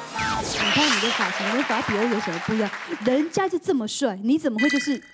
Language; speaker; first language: Chinese; native; Chinese